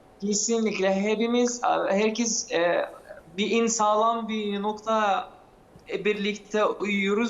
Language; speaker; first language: Turkish; non-native, fluent; Arabic